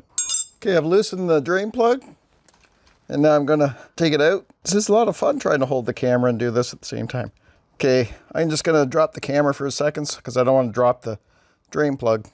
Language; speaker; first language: English; native; English